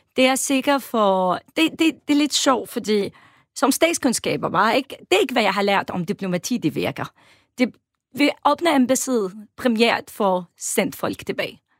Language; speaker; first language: Danish; non-native, fluent; Arabic